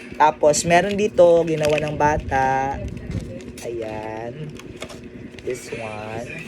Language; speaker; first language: Filipino; non-native, local second language; Cebuano